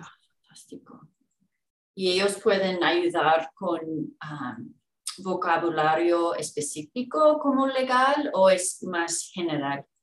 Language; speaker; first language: Spanish; non-native, fluent; English